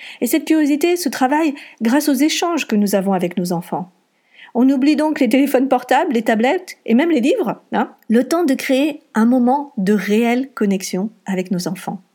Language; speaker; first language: French; native; French